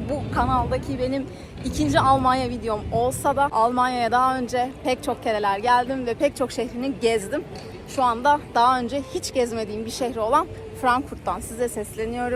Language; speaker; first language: Turkish; native; Turkish